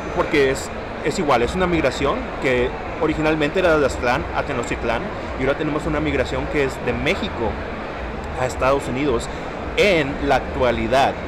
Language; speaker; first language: Spanish; early bilingual, heritage; Spanish